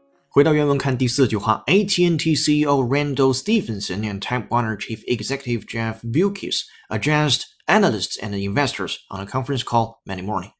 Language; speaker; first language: English; non-native, fluent; Chinese